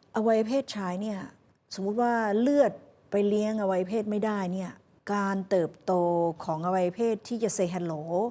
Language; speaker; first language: Thai; early bilingual, heritage; Thai